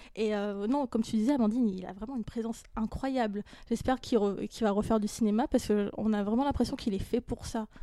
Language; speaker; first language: French; native; French